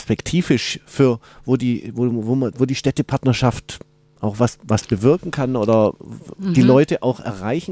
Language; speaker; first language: German; native; German